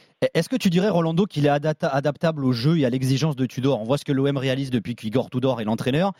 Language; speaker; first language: French; native; French